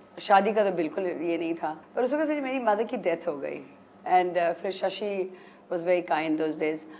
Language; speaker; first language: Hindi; non-native, local second language; Kashmiri